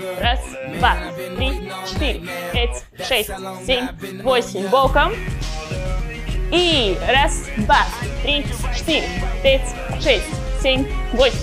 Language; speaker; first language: Russian; native; Russian